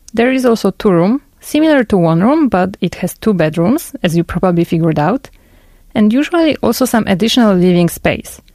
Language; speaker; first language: English; non-native, fluent; Polish